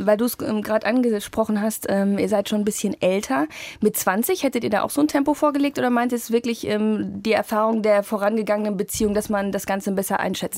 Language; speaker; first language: German; native; German